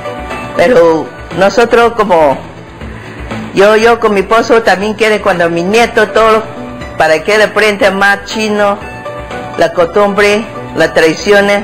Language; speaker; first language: Spanish; non-native, learner; Chinese